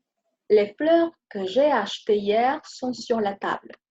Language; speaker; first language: French; non-native, fluent; Spanish